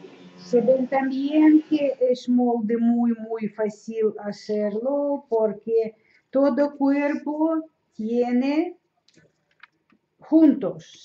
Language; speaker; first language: Spanish; non-native, learner; Russian